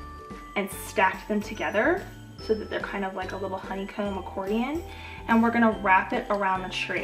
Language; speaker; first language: English; native; English